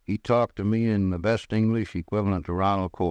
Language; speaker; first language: English; native; English